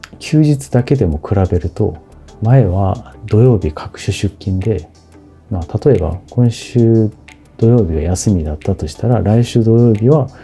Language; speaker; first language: Japanese; non-native, fluent; Korean